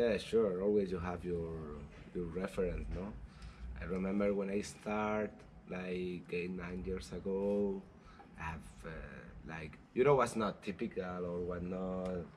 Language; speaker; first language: English; non-native, learner; Spanish